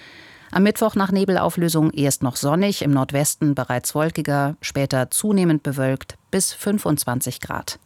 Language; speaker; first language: German; native; German